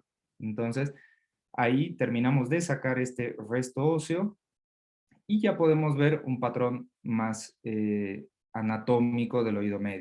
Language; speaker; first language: Spanish; native; Spanish